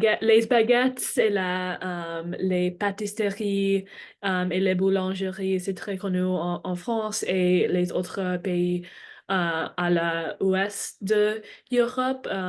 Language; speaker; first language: French; non-native, learner; English